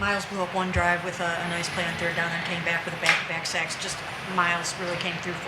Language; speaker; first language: English; native; English